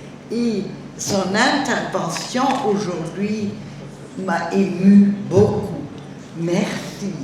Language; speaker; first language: French; non-native, learner; German